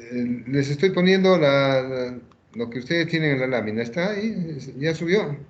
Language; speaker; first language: Spanish; native; Spanish